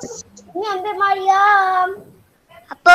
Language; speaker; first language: Malay; native; Malay